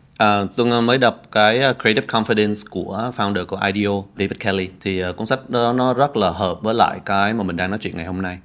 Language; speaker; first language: Vietnamese; early bilingual, heritage; Vietnamese